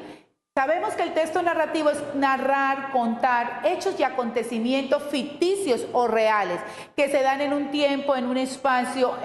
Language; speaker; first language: Spanish; native; Spanish